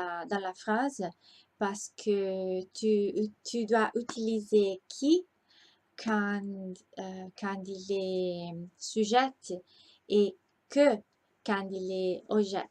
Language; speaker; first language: French; non-native, learner; Italian